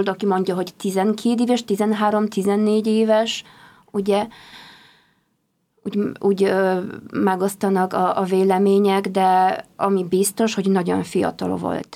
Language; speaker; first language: Hungarian; non-native, fluent; Polish